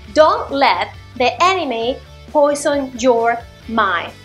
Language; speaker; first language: English; non-native, fluent; Spanish